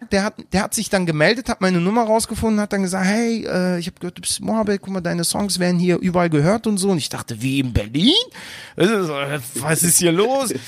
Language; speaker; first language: German; early bilingual, other home language; Turkish